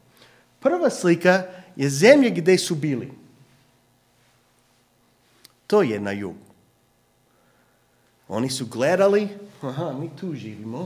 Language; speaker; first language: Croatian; non-native, fluent; English